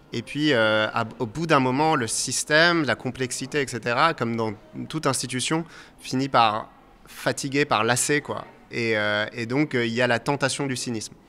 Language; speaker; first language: French; native; French